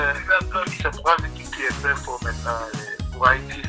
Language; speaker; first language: French; non-native, local second language; Haitian Creole